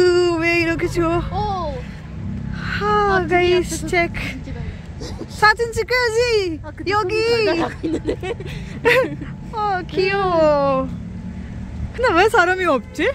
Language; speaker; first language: Korean; non-native, learner; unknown